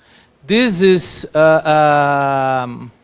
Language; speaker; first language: English; non-native, learner; Portuguese